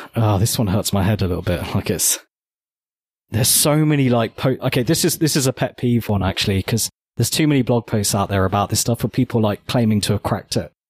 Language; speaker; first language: English; native; English